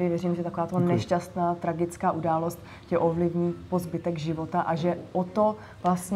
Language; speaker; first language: Czech; native; Czech